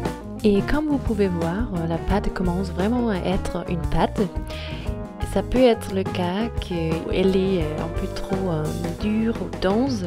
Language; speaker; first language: French; non-native, fluent; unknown